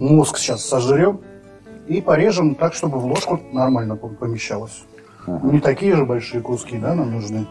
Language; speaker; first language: Russian; native; Russian